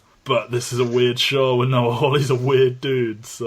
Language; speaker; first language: English; native; English